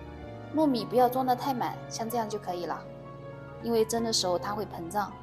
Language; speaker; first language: Chinese; native; Chinese